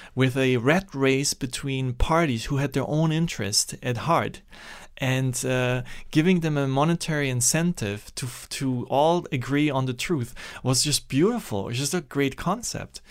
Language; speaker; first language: English; non-native, fluent; German